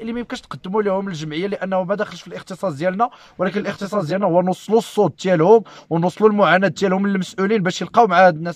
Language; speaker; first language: Arabic; native; Arabic